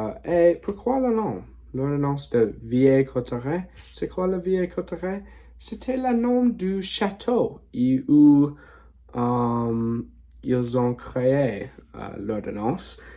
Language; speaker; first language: French; non-native, learner; English